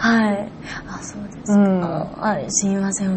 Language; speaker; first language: Japanese; non-native, learner; Chinese